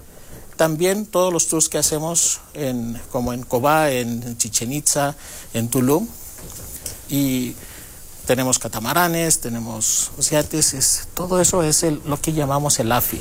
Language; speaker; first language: Spanish; non-native, fluent; Greek